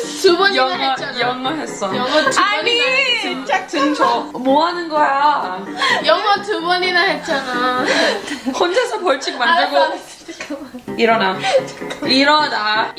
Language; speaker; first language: Korean; early bilingual, heritage; English